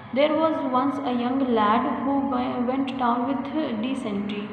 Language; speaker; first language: English; non-native, local second language; Hindi